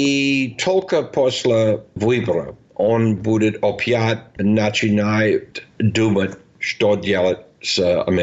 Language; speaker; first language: Russian; non-native, fluent; English